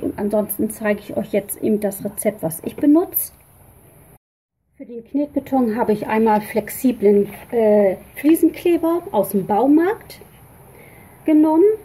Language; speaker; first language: German; native; German